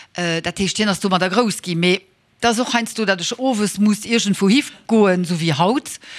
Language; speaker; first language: Luxembourgish; early bilingual, heritage; Luxembourgish